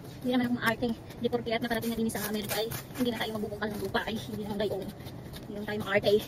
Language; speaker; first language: Filipino; native; Filipino